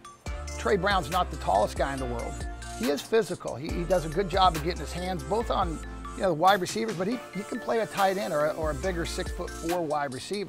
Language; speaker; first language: English; native; English